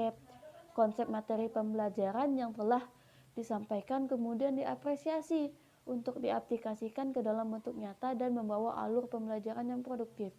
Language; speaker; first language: Indonesian; native; Indonesian